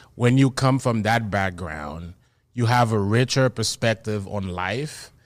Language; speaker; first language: English; non-native, fluent; Haitian Creole